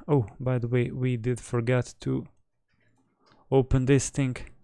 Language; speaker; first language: English; non-native, fluent; Bosnian